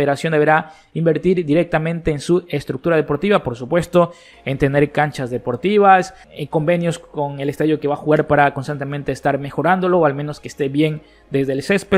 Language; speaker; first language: Spanish; native; Spanish